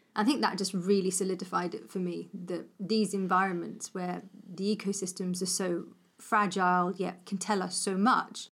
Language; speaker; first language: English; native; English